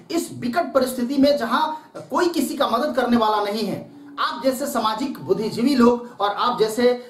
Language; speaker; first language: Hindi; native; Hindi